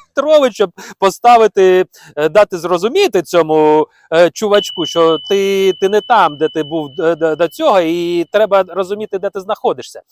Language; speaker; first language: Ukrainian; non-native, local second language; Russian